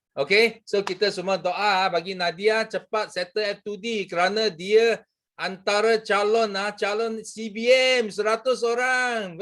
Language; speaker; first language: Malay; non-native, local second language; Chinese